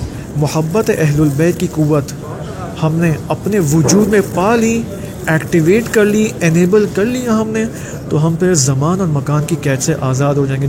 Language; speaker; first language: Urdu; native; Urdu